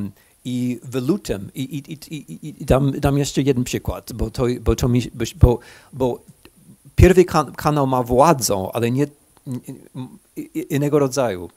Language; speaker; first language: Polish; non-native, fluent; English